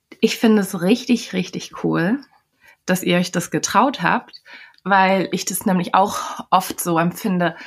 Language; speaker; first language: German; native; German